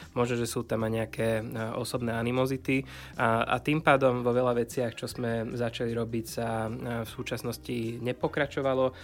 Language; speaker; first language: Slovak; non-native, local second language; Hungarian